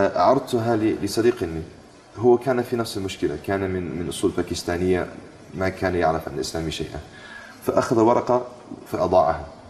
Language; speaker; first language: Arabic; non-native, fluent; English